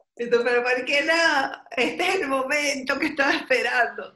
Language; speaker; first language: Spanish; native; Spanish